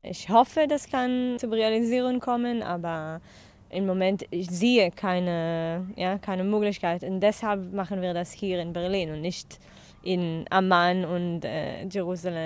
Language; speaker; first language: German; non-native, learner; Hebrew